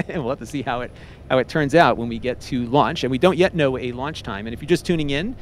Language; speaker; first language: English; native; English